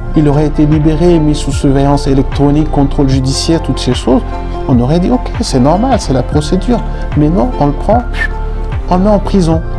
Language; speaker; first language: French; non-native, local second language; Fula